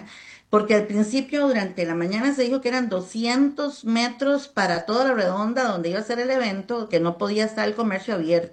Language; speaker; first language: Spanish; native; Spanish